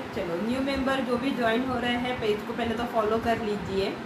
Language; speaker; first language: Hindi; non-native, local second language; Marathi